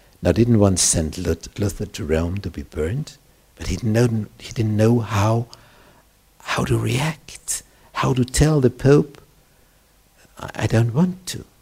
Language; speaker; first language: English; non-native, fluent; German